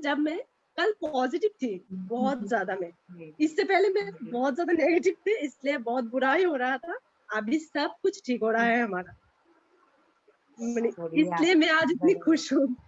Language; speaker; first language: Hindi; native; Hindi